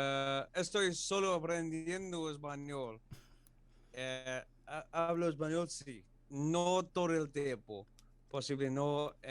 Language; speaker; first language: Spanish; non-native, learner; English